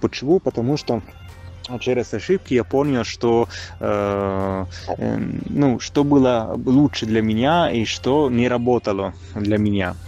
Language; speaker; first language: Russian; non-native, fluent; Italian